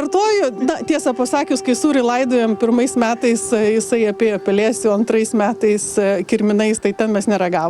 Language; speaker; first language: Lithuanian; native; Lithuanian